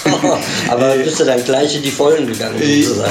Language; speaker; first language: German; native; German